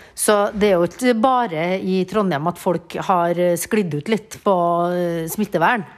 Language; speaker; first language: Norwegian; native; Norwegian